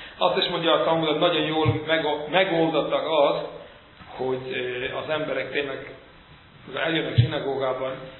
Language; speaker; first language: Hungarian; non-native, fluent; English